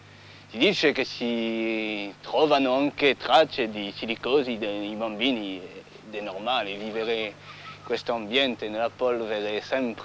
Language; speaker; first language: Italian; non-native, fluent; French